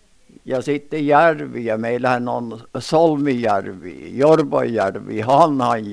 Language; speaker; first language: Finnish; early bilingual, heritage; Finnish